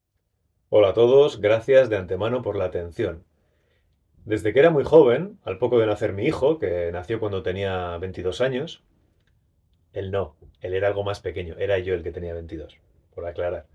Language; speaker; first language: Spanish; native; Spanish